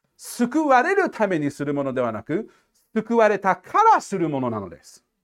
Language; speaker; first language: Japanese; non-native, fluent; English